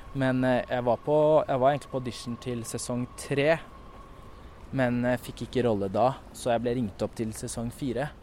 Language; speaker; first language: Norwegian; native; Norwegian